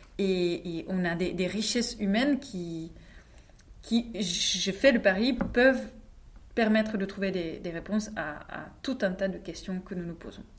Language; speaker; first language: French; non-native, fluent; Czech